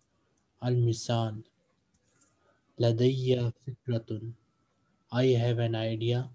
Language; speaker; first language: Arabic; non-native, fluent; Urdu